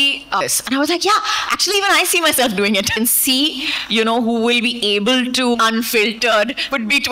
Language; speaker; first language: English; non-native, local second language; Hindi